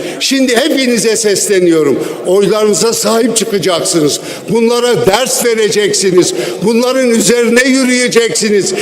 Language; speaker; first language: Turkish; non-native, local second language; Kurdish